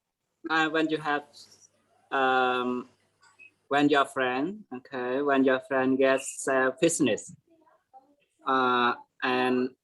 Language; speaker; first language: English; non-native, learner; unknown